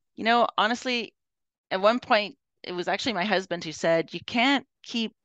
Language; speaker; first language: English; native; English